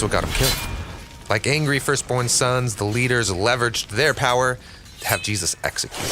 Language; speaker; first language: English; native; English